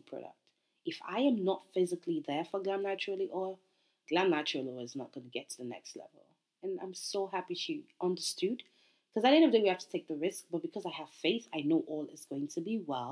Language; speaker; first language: English; non-native, local second language; Yoruba